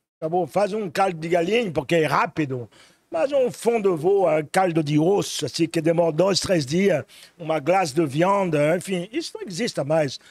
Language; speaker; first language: Portuguese; non-native, fluent; French